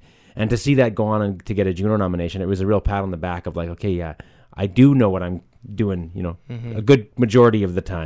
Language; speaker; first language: English; native; English